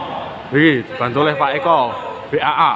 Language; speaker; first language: Indonesian; non-native, local second language; Javanese